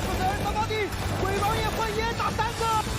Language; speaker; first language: Chinese; native; Chinese